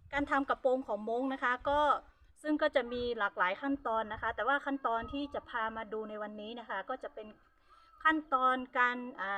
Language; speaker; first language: Thai; non-native, local second language; Hmong